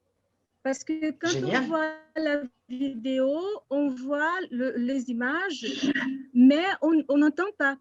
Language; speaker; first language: French; non-native, fluent; Portuguese